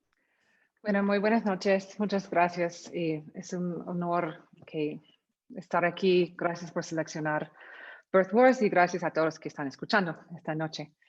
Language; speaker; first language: Spanish; non-native, fluent; English